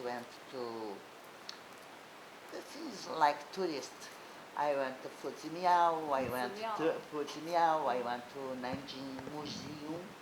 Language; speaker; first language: English; non-native, learner; Portuguese